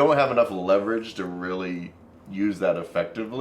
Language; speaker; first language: English; native; English